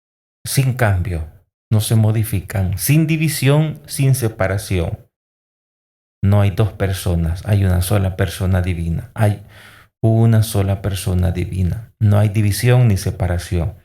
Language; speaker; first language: Spanish; native; Spanish